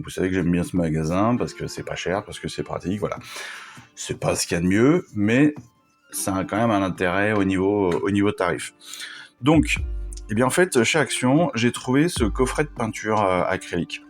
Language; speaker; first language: French; native; French